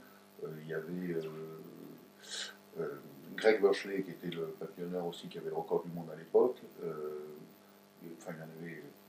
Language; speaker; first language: French; native; French